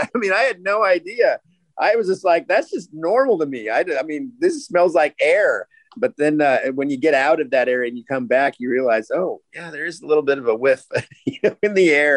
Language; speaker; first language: English; native; English